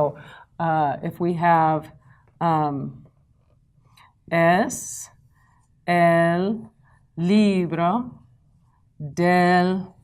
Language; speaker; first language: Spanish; non-native, fluent; English